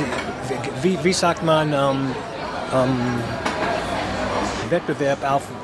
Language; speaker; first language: German; non-native, fluent; English